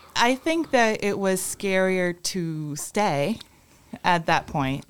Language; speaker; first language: English; non-native, fluent; Spanish